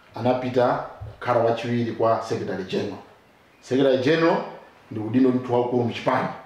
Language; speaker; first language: Nyanja; non-native, local second language; Tumbuka